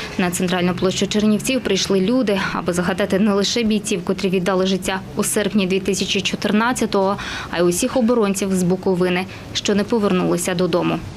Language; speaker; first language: Ukrainian; native; Ukrainian